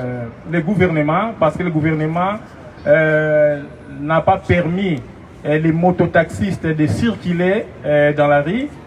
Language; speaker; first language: French; non-native, fluent; Portuguese